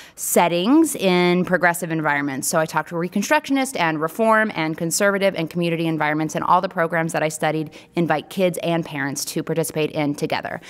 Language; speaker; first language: English; native; English